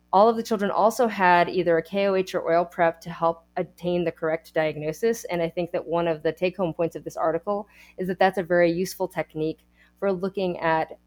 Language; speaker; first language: English; native; English